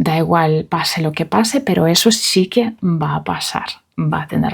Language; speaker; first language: Spanish; non-native, fluent; Russian